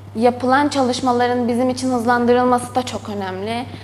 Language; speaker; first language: Turkish; native; Turkish